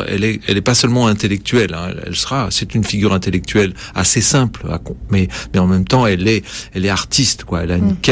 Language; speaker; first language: French; native; French